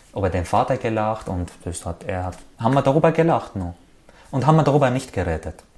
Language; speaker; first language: German; non-native, fluent; Arabic